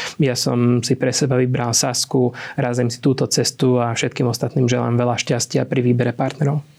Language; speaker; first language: Slovak; non-native, local second language; Hungarian